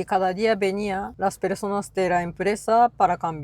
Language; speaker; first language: Spanish; non-native, learner; Japanese